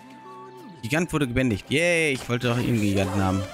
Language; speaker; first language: German; native; German